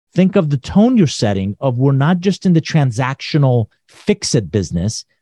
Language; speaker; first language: English; non-native, fluent; Persian